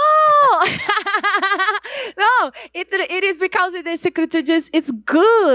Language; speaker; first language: English; non-native, learner; Portuguese